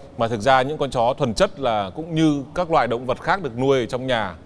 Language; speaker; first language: Vietnamese; native; Vietnamese